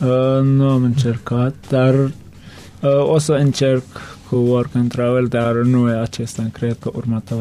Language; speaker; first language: Romanian; non-native, learner; Turkmen